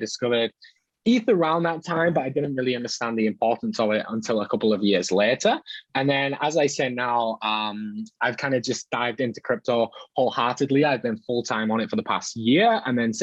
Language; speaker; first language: English; native; English